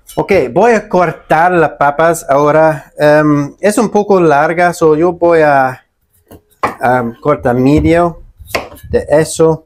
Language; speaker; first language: Spanish; non-native, learner; English